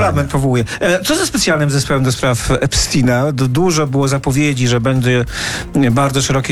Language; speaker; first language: Polish; native; Polish